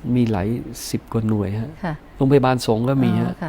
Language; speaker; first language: Thai; early bilingual, other home language; Punjabi